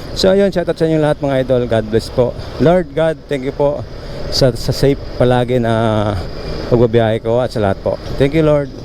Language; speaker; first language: Filipino; non-native, local second language; Bikol